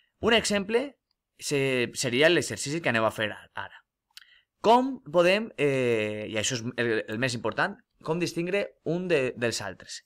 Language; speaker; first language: Catalan; non-native, local second language; Spanish